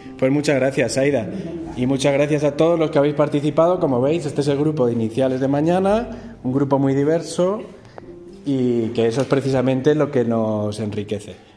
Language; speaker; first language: Spanish; native; Spanish